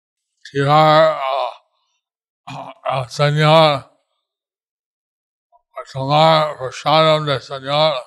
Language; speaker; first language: Spanish; non-native, learner; English